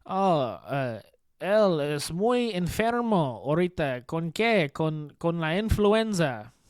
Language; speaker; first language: Spanish; early bilingual, other home language; English